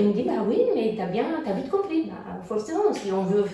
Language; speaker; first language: French; non-native, fluent; Romanian